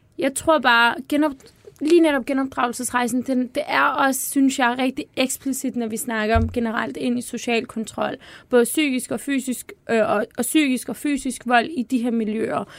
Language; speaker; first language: Danish; early bilingual, other home language; Turkish